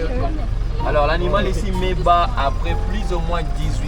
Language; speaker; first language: French; native; French